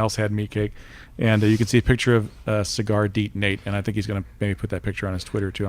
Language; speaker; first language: English; native; English